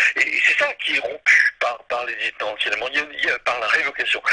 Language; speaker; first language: French; native; French